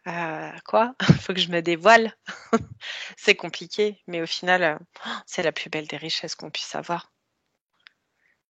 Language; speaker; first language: French; native; French